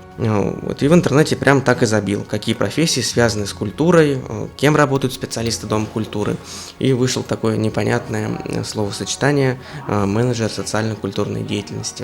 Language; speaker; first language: Russian; native; Russian